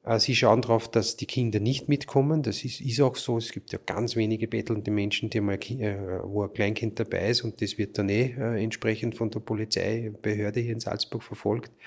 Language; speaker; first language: German; native; German